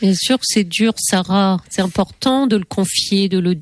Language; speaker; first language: French; native; French